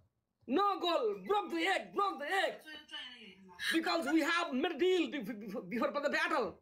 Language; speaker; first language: English; non-native, learner; Nepali